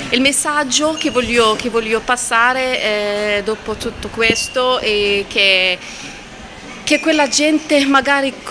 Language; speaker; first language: Italian; non-native, fluent; Arabic